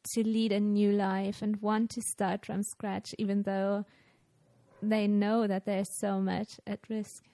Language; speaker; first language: English; non-native, fluent; German